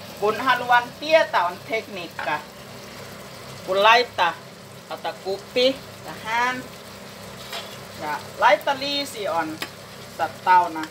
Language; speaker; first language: Finnish; non-native, learner; Thai